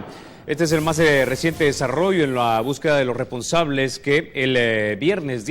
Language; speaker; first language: Spanish; native; Spanish